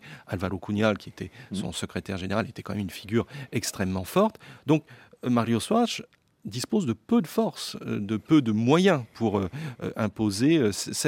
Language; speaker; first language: French; native; French